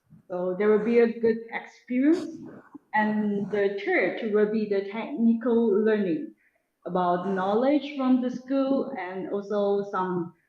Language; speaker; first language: English; non-native, learner; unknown